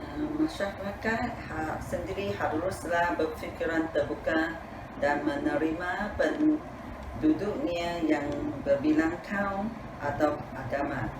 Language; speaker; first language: Malay; non-native, local second language; Tamil